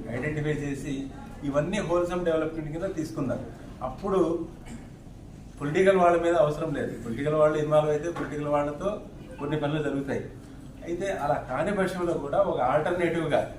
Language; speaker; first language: Telugu; non-native, local second language; Lambadi